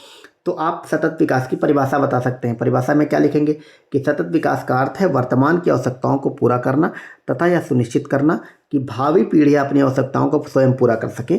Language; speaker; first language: Hindi; native; Hindi